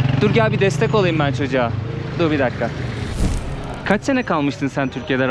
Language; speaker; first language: Turkish; native; Turkish